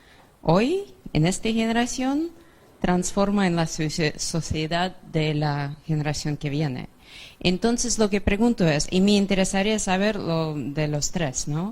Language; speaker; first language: Spanish; non-native, fluent; English